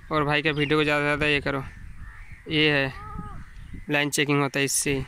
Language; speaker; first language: Hindi; non-native, local second language; Bangla